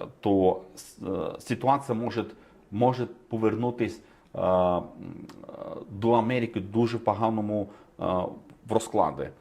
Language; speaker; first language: Ukrainian; non-native, fluent; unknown